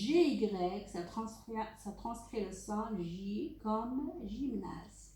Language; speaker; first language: French; non-native, local second language; Arabic